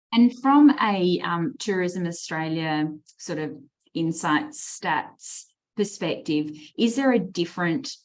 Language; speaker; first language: English; native; English